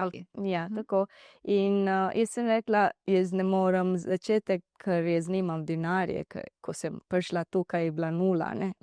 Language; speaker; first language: Slovenian; non-native, learner; Divehi